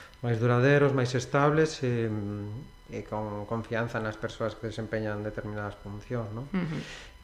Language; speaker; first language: Galician; non-native, local second language; Spanish